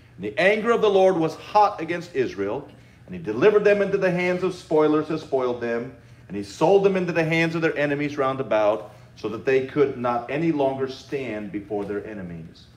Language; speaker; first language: English; native; English